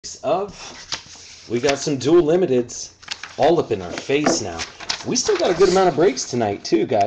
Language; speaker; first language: English; native; English